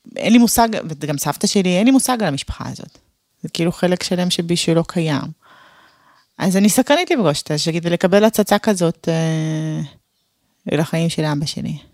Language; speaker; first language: Hebrew; early bilingual, other home language; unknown